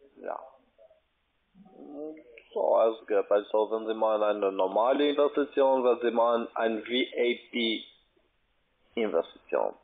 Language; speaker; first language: German; non-native, learner; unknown